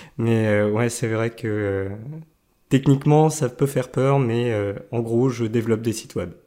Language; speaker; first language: French; native; French